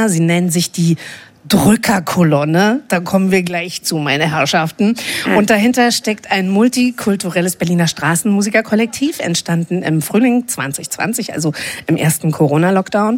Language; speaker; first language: German; native; German